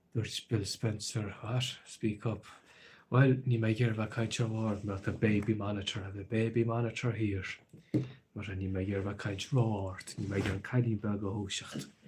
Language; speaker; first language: Irish; native; Irish